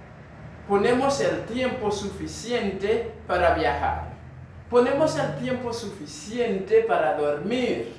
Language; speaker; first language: Spanish; non-native, learner; Haitian Creole